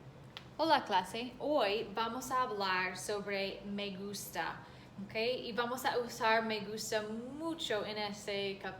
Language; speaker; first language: Spanish; non-native, fluent; English